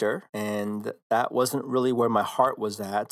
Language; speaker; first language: English; early bilingual, other home language; Korean